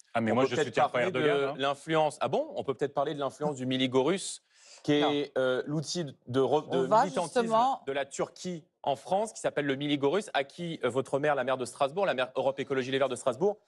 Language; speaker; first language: French; native; French